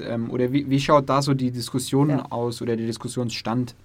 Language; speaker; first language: German; native; German